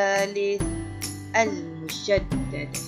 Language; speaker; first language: Arabic; non-native, fluent; Malay